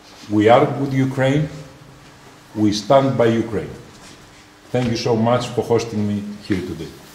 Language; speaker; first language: English; non-native, fluent; Greek